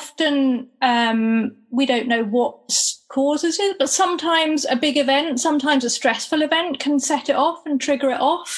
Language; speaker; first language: English; native; English